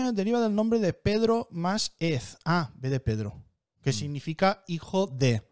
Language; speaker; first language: Spanish; non-native, local second language; Catalan